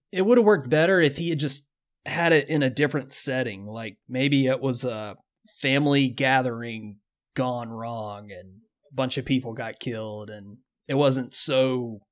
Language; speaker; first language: English; native; English